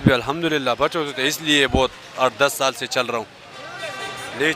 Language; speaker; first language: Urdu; non-native, local second language; Pashto